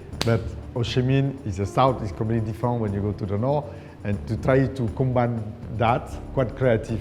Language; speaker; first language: English; non-native, fluent; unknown